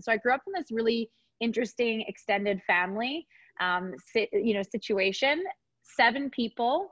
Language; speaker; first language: English; native; English